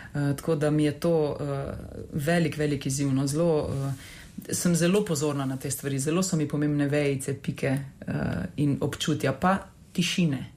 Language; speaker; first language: Slovenian; native; Slovenian